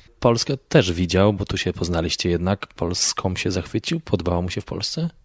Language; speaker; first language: Polish; native; Polish